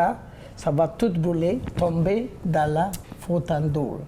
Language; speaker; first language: French; non-native, learner; Bangla